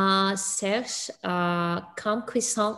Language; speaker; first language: French; non-native, learner; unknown